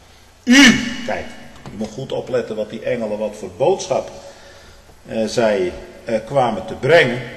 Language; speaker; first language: Dutch; native; Dutch